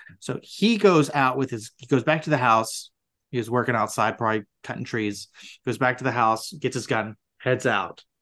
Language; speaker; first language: English; native; English